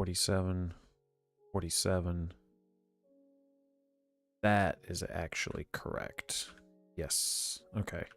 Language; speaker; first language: English; native; English